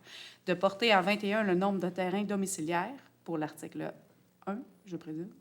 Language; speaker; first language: French; native; French